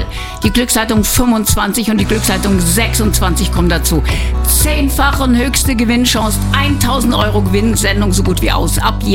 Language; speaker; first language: German; native; German